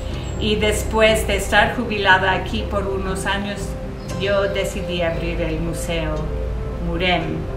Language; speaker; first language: Spanish; early bilingual, heritage; English